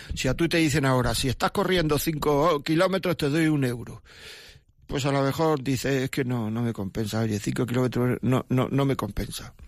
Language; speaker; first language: Spanish; native; Spanish